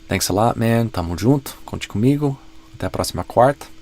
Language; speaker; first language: Portuguese; non-native, fluent; English